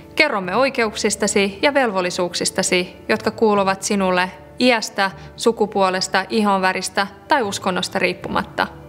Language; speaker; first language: Finnish; early bilingual, other home language; Persian